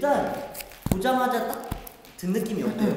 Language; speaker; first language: Korean; native; Korean